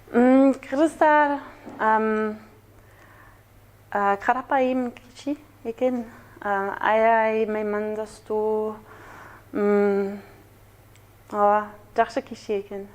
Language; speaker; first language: Kyrgyz; non-native, learner; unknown